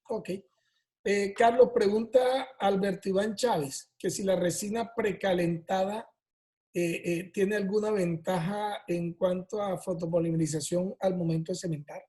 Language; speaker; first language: Spanish; native; Spanish